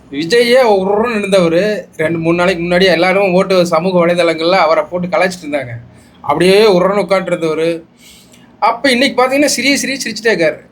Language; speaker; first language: Tamil; native; Tamil